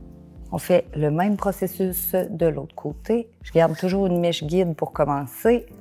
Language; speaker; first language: French; native; French